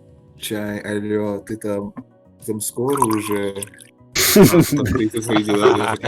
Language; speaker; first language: Russian; early bilingual, heritage; Russian